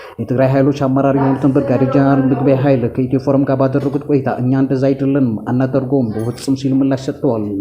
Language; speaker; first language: Amharic; native; Amharic